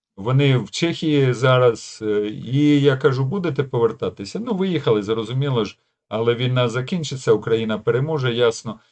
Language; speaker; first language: Ukrainian; native; Ukrainian